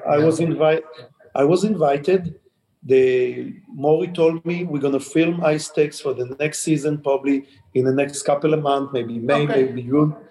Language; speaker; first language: English; non-native, fluent; Hebrew